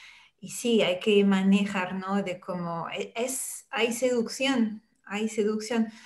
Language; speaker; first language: Spanish; non-native, fluent; French